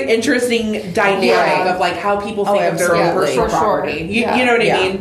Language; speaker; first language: English; native; English